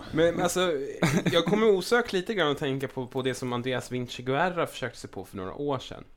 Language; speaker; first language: Swedish; native; Swedish